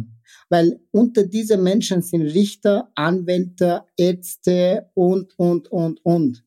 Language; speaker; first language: German; non-native, fluent; Persian